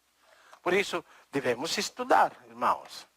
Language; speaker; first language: Portuguese; non-native, learner; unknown